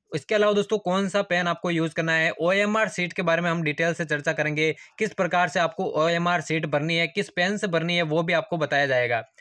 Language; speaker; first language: Hindi; native; Hindi